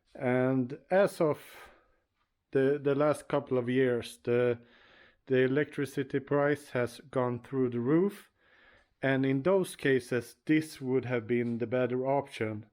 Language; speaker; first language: English; non-native, fluent; Swedish